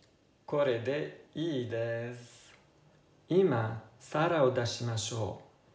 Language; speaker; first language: Japanese; non-native, learner; Italian